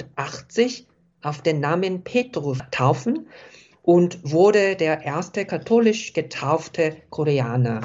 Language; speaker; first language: German; non-native, fluent; Korean